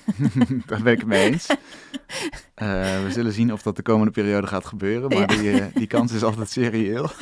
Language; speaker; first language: Dutch; native; Dutch